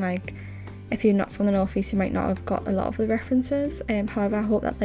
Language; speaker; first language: English; native; English